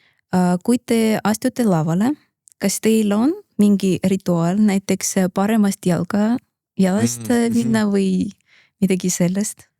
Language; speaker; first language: Estonian; non-native, local second language; Russian